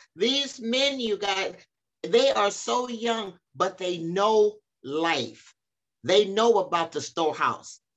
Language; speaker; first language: English; native; English